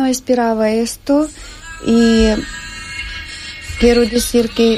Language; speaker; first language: Spanish; non-native, learner; Ukrainian